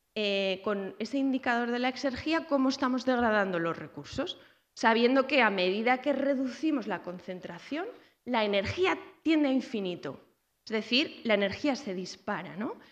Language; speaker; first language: Spanish; native; Spanish